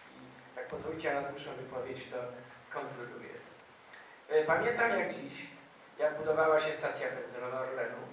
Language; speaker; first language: Polish; native; Polish